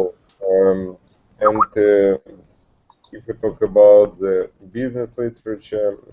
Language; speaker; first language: English; non-native, learner; Russian